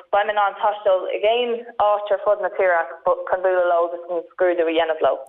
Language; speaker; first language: Irish; non-native, local second language; English